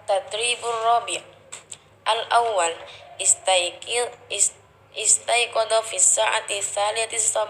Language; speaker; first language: Arabic; non-native, learner; Indonesian